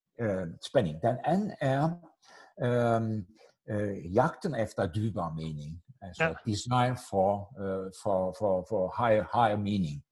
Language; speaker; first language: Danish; non-native, fluent; Turkish